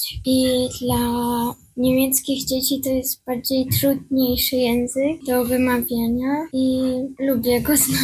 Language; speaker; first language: Polish; early bilingual, heritage; Polish